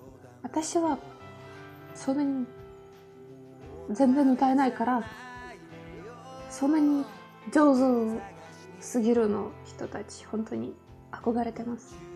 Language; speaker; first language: Japanese; non-native, learner; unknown